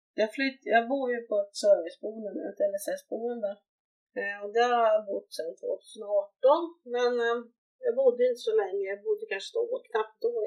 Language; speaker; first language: Swedish; native; Swedish